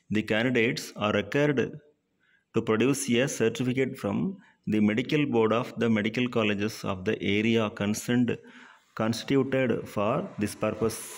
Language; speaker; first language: English; non-native, local second language; Tamil